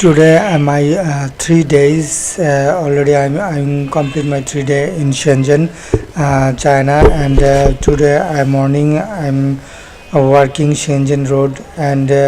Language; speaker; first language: English; non-native, learner; Bangla